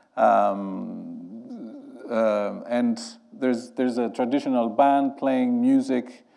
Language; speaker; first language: English; non-native, fluent; Greek